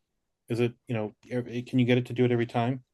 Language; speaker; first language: English; native; English